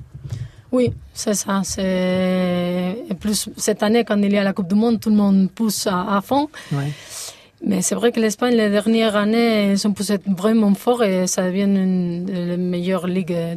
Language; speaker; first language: French; non-native, fluent; Spanish